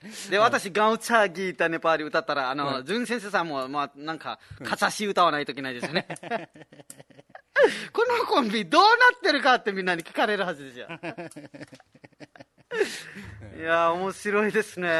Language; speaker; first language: Japanese; non-native, fluent; Nepali